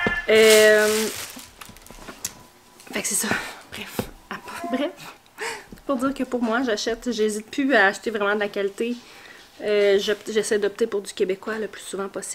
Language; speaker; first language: French; native; French